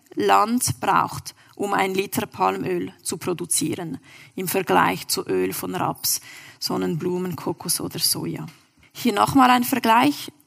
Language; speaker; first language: German; non-native, local second language; French